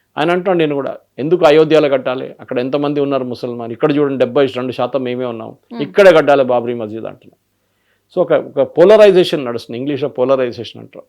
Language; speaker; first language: Telugu; non-native, local second language; Malayalam